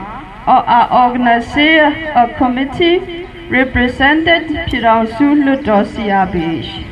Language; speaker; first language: Danish; non-native, learner; Burmese